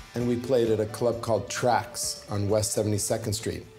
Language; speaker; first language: English; native; English